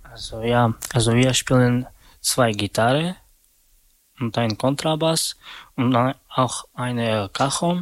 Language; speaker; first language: German; non-native, learner; Slovak